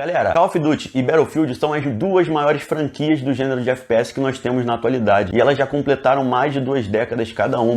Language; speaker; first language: Portuguese; native; Portuguese